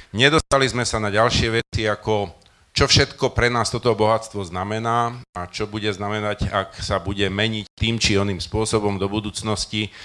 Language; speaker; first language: Slovak; native; Slovak